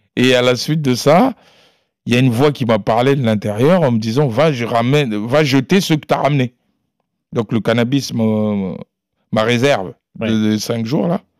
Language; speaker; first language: French; early bilingual, other home language; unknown